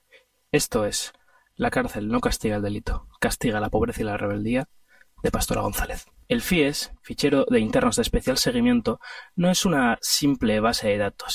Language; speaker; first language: Spanish; native; Spanish